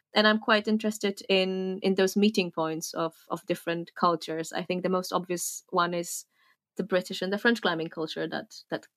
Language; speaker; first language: English; non-native, fluent; Polish